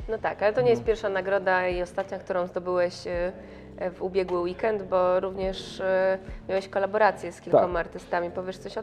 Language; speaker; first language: Polish; native; Polish